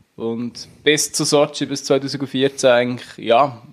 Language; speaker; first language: German; native; German